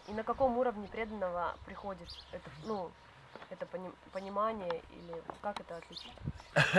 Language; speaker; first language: Russian; native; Russian